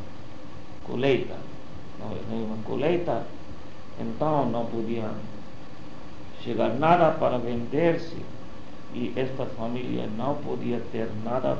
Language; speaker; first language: Portuguese; non-native, learner; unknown